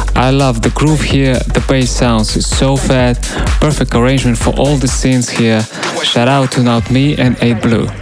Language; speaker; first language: English; non-native, learner; Russian